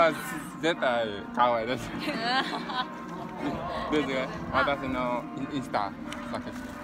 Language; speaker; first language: Japanese; non-native, learner; Javanese